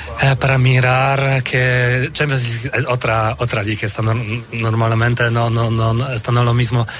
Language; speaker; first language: Spanish; non-native, learner; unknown